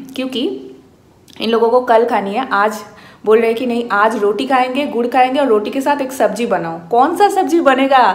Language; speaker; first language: Hindi; native; Hindi